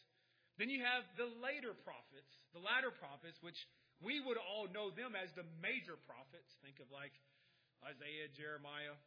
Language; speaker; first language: English; native; English